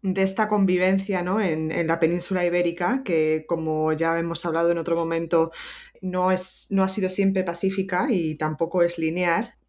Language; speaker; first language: Spanish; native; Spanish